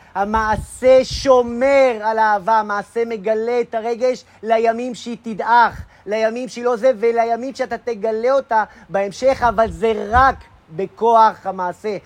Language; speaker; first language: Hebrew; native; Hebrew